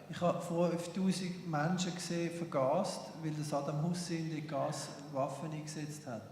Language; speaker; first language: German; native; German